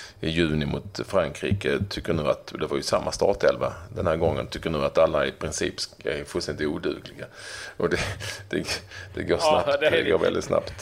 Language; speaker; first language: Swedish; native; Swedish